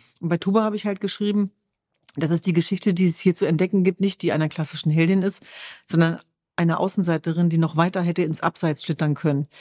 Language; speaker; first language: German; early bilingual, other home language; Kurdish